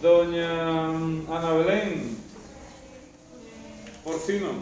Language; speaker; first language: Spanish; native; Spanish